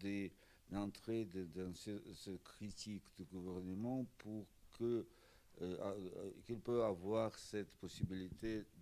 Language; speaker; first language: French; non-native, fluent; Russian